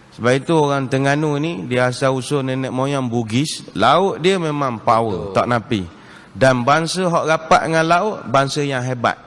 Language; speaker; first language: Malay; native; Malay